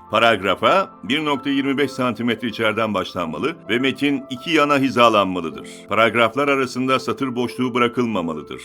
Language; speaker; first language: Turkish; native; Turkish